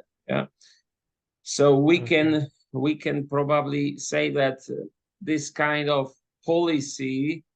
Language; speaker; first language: English; non-native, fluent; Polish